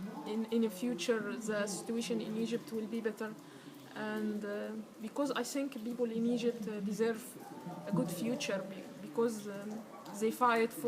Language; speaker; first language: English; non-native, learner; Arabic